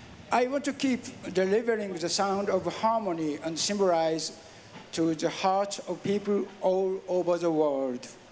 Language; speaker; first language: English; non-native, learner; Japanese